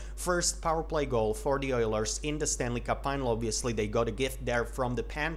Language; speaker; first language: English; non-native, fluent; Slovak